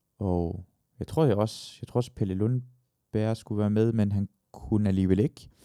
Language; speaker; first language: Danish; early bilingual, other home language; Persian